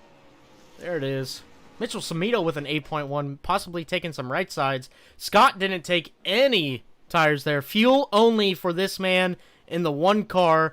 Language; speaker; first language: English; native; English